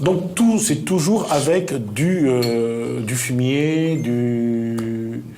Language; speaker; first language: French; native; French